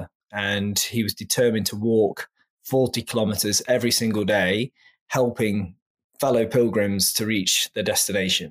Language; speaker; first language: English; native; English